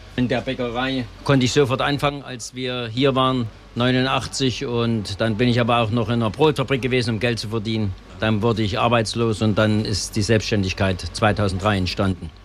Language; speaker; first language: German; native; German